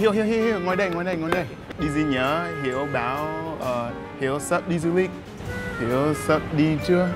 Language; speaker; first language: Vietnamese; non-native, fluent; English